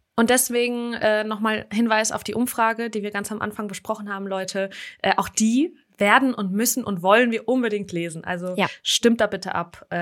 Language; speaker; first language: German; early bilingual, other home language; Russian